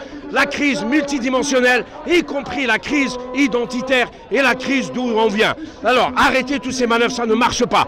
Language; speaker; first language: French; non-native, local second language; Arabic